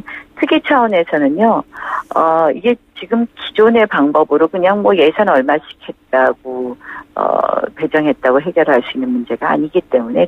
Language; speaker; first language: Korean; native; Korean